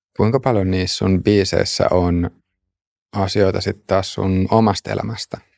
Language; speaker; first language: Finnish; native; Finnish